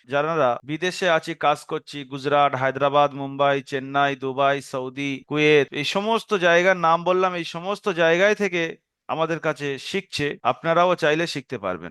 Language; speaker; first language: Bangla; native; Bangla